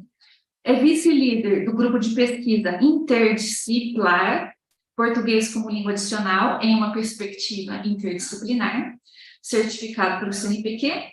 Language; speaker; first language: Portuguese; native; Portuguese